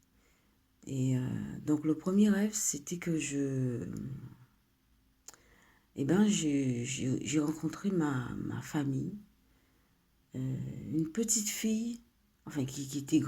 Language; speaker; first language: French; native; French